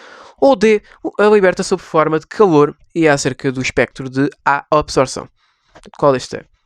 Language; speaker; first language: Portuguese; native; Portuguese